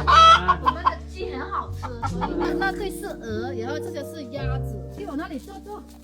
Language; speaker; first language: Chinese; non-native, local second language; Cantonese